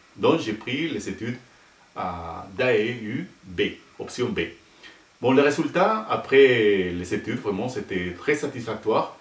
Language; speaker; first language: French; non-native, fluent; Spanish